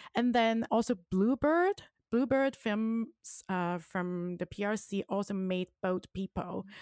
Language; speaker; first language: English; non-native, local second language; Cantonese